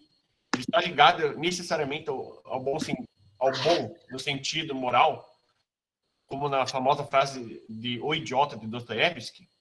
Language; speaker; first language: Portuguese; native; Portuguese